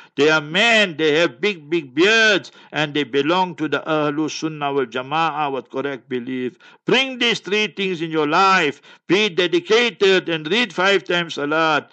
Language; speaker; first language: English; native; English